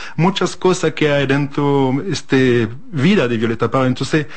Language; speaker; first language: Spanish; non-native, fluent; French